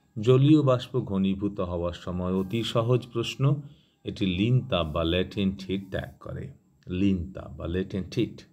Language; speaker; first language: Bangla; native; Bangla